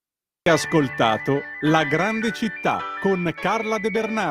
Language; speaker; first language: Italian; native; Italian